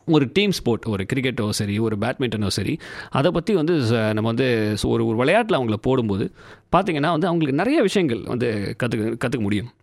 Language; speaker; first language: Tamil; native; Tamil